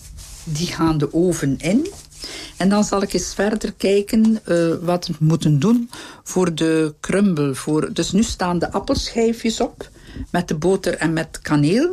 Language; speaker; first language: Dutch; native; Dutch